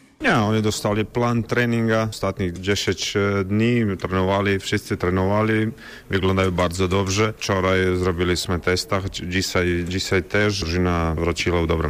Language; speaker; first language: Polish; non-native, learner; Croatian